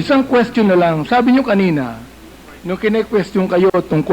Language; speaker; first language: Filipino; native; Filipino